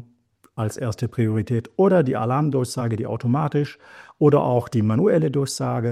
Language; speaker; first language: German; native; German